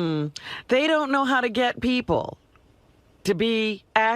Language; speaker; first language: English; native; English